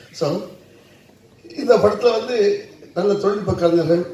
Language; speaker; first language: Tamil; native; Tamil